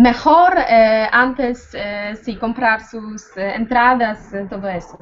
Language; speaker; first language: Spanish; non-native, fluent; Polish